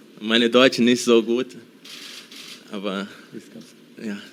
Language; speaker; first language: German; non-native, learner; Portuguese